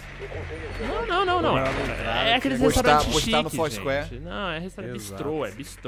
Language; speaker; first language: Portuguese; native; Portuguese